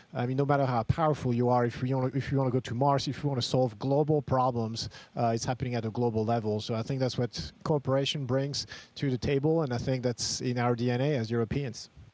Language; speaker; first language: English; non-native, fluent; French